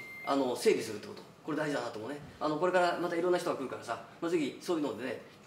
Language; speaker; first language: Japanese; native; Japanese